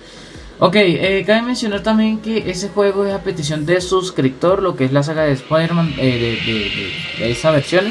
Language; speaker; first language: Spanish; native; Spanish